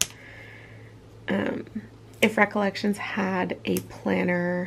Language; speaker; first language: English; native; English